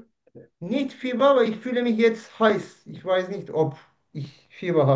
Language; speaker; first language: German; non-native, learner; Turkish